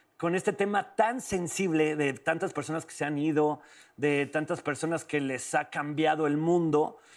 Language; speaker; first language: Spanish; native; Spanish